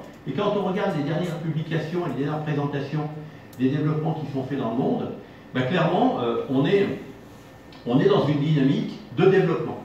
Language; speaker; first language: French; native; French